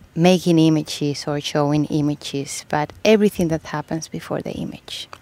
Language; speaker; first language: English; non-native, fluent; Spanish